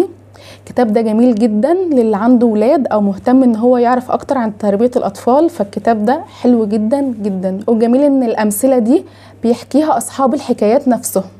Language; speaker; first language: Arabic; native; Arabic